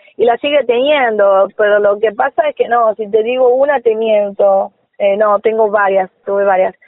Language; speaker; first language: Spanish; non-native, fluent; Portuguese